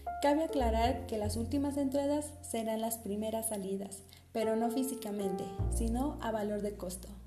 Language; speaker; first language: Spanish; native; Spanish